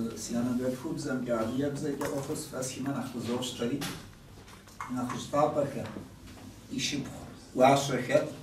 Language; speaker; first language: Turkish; non-native, local second language; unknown